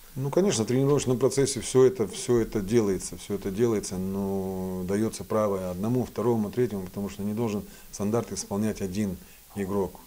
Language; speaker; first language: Russian; native; Russian